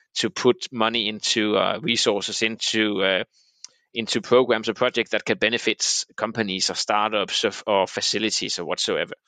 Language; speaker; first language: English; non-native, fluent; Danish